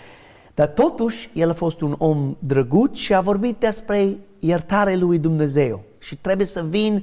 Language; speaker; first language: Romanian; non-native, learner; English